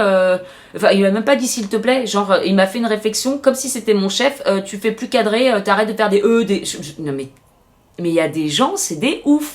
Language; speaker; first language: French; native; French